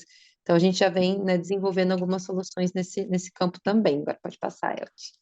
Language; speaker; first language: Portuguese; native; Portuguese